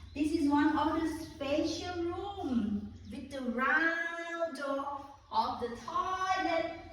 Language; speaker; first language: English; non-native, learner; Thai